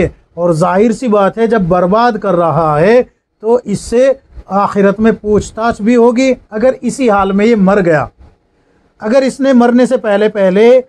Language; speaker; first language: Urdu; native; Urdu